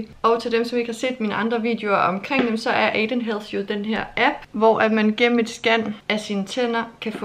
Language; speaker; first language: Danish; native; Danish